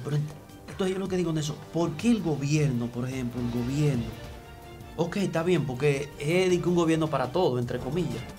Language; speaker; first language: Spanish; native; Spanish